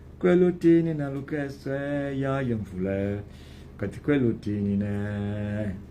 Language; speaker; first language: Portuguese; native; Portuguese